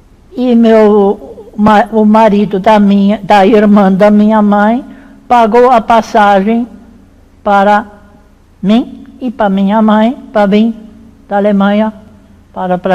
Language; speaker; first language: Portuguese; early bilingual, other home language; German